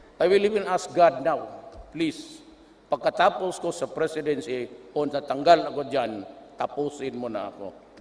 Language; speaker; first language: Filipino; non-native, local second language; Cebuano